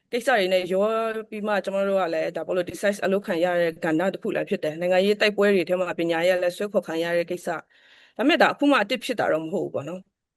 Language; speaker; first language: Burmese; non-native, local second language; Kachin